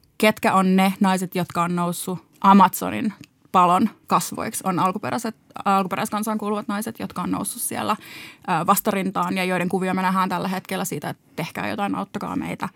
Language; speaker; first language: Finnish; native; Finnish